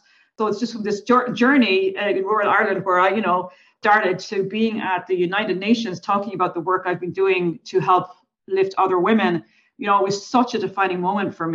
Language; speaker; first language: English; native; English